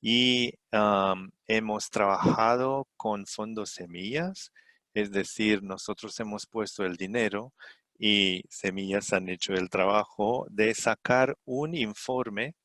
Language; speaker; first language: Spanish; non-native, fluent; Romanian